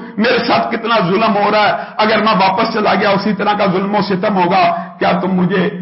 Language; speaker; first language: Urdu; native; Urdu